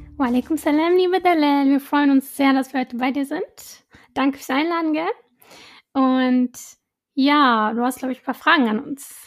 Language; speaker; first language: German; early bilingual, other home language; Arabic